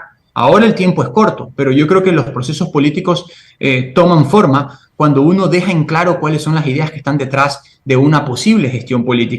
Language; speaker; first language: Spanish; native; Spanish